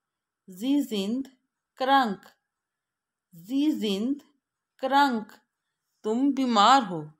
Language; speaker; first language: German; non-native, fluent; Urdu